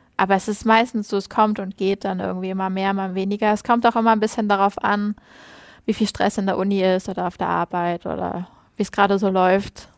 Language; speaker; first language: German; native; German